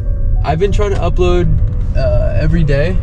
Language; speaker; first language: English; native; English